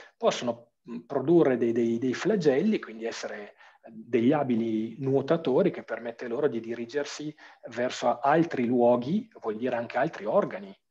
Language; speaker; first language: Italian; native; Italian